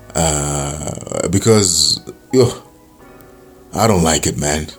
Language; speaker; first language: English; non-native, local second language; Zulu